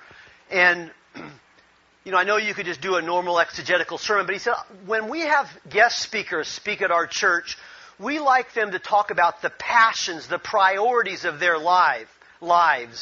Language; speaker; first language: English; native; English